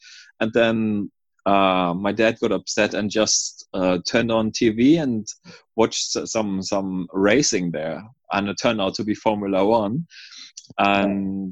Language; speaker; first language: English; non-native, fluent; German